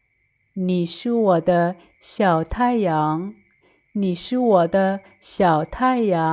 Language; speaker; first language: Chinese; non-native, fluent; Lao